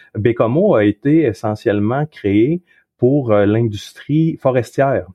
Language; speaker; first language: French; native; French